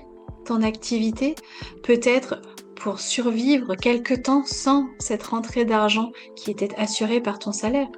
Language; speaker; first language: French; native; French